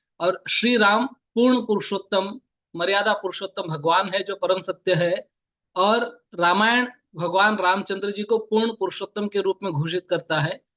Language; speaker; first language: Hindi; native; Hindi